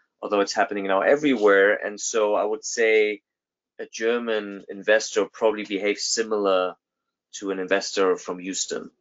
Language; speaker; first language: English; non-native, fluent; German